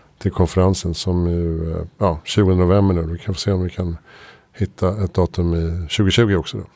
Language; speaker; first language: Swedish; native; Swedish